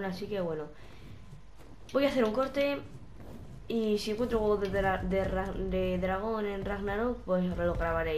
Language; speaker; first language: Spanish; native; Spanish